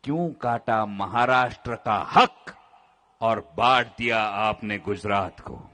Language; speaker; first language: Hindi; non-native, local second language; Marathi